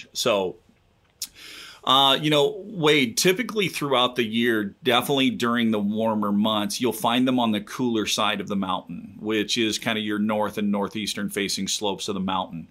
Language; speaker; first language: English; native; English